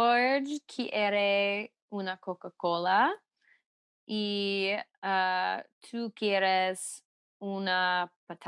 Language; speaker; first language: Spanish; non-native, learner; English